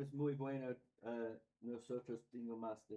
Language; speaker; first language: Spanish; non-native, learner; English